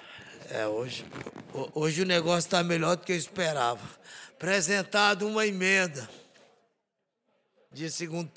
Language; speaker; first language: Portuguese; native; Portuguese